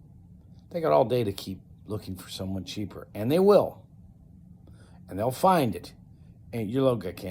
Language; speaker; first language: English; native; English